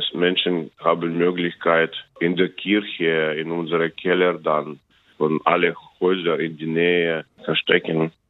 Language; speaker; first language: German; non-native, learner; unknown